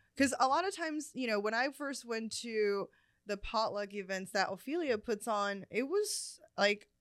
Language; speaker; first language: English; early bilingual, other home language; Chinese